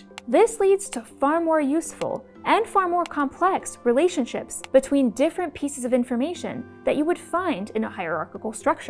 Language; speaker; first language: English; native; English